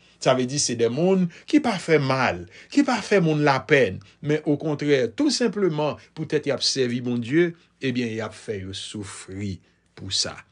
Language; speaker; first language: French; non-native, local second language; Haitian Creole